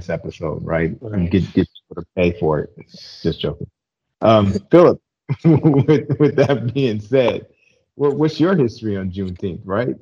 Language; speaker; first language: English; native; English